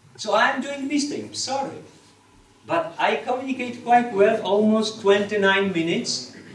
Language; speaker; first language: English; non-native, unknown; Polish